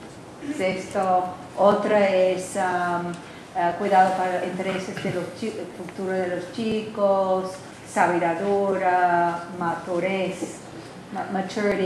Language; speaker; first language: Spanish; non-native, learner; English